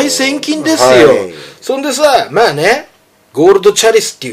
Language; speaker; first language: Japanese; native; Japanese